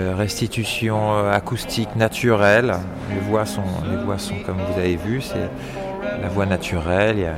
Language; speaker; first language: French; native; French